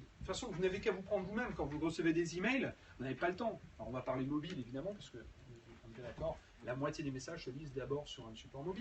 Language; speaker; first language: French; native; French